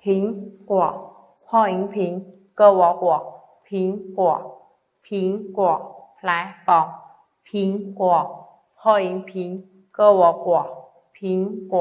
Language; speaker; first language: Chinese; non-native, fluent; Khmer